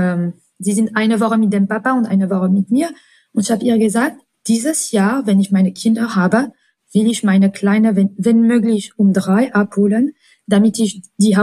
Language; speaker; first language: German; non-native, fluent; French